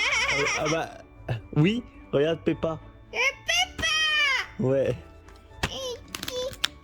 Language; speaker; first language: French; native; French